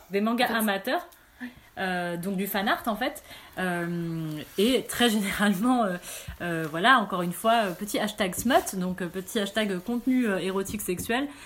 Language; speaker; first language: French; early bilingual, other home language; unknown